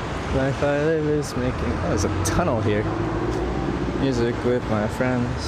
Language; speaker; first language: English; native; English